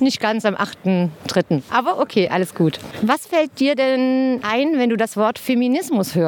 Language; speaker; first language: German; native; German